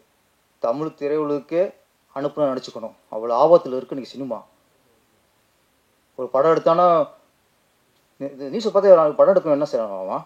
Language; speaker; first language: Tamil; native; Tamil